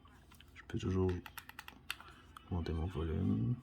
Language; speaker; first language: French; native; French